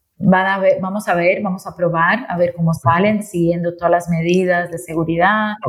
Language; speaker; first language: Spanish; non-native, fluent; Portuguese